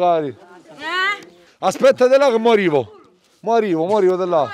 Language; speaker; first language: Italian; native; Italian